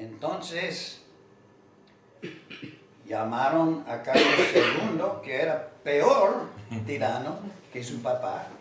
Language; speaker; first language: Spanish; non-native, fluent; English